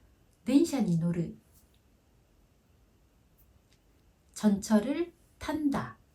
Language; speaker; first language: Japanese; non-native, fluent; Korean